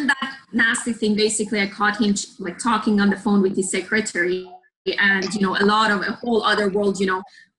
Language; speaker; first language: English; non-native, fluent; Persian